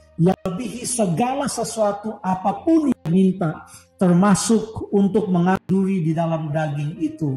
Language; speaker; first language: Indonesian; native; Indonesian